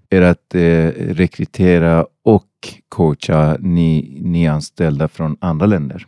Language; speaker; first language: Swedish; non-native, fluent; Persian